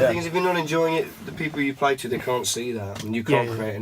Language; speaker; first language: English; native; English